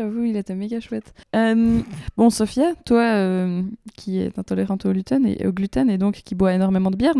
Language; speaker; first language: French; native; French